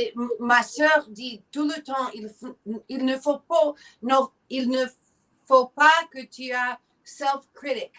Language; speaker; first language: French; non-native, learner; English